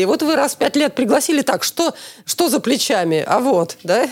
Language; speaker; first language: Russian; native; Russian